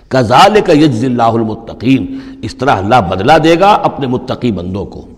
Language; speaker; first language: Urdu; native; Urdu